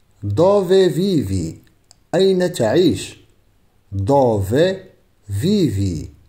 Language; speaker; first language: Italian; non-native, fluent; Arabic